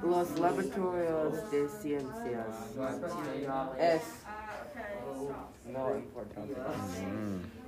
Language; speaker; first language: Spanish; non-native, learner; English